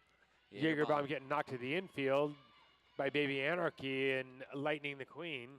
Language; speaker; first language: English; native; English